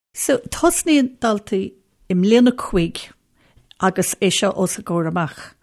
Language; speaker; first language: Irish; native; Irish